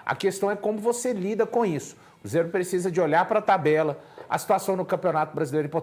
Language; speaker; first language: Portuguese; native; Portuguese